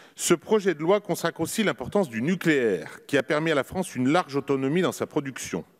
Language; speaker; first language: French; native; French